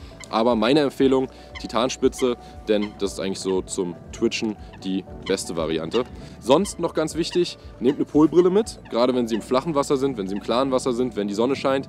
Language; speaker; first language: German; native; German